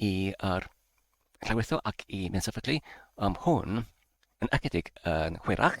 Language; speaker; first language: Welsh; non-native, learner; English